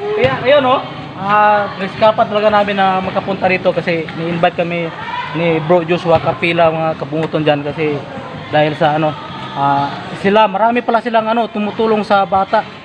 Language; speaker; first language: Filipino; non-native, local second language; Cebuano